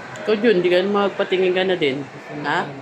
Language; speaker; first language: Filipino; native; Filipino